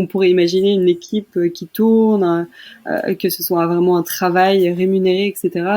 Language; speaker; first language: French; native; French